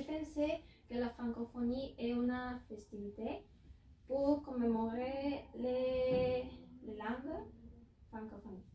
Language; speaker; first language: French; non-native, learner; Spanish